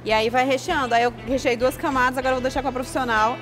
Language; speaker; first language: Portuguese; native; Portuguese